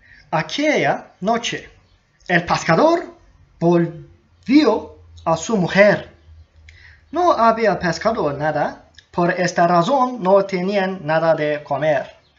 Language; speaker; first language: Spanish; non-native, learner; Turkish